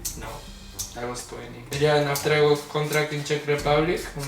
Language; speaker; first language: English; non-native, learner; Spanish